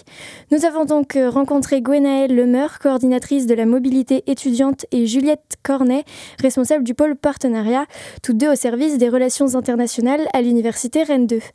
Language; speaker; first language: French; native; French